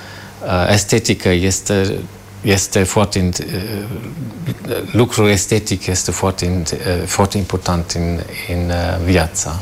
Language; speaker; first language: Romanian; non-native, fluent; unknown